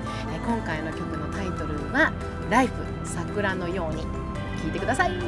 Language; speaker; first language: Japanese; native; Japanese